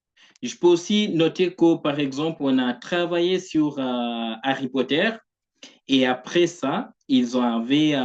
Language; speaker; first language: French; non-native, fluent; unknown